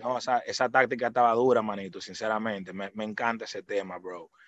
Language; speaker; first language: Spanish; early bilingual, heritage; Spanish